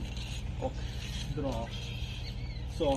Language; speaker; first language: Swedish; non-native, learner; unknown